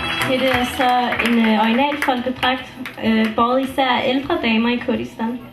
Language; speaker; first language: Danish; early bilingual, other home language; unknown